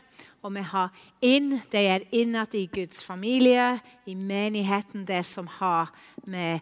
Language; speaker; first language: Norwegian; non-native, fluent; English